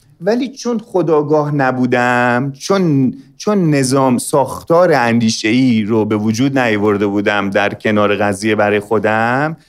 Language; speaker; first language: Persian; native; Persian